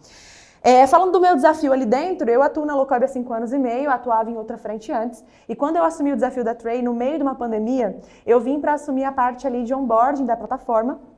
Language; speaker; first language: Portuguese; native; Portuguese